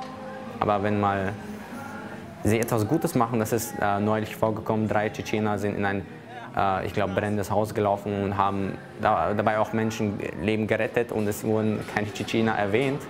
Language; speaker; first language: German; early bilingual, other home language; Chechen